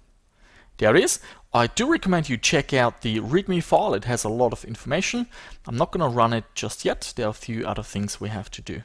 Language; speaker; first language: English; native; English